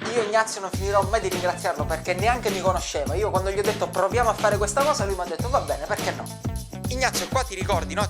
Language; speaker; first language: Italian; native; Italian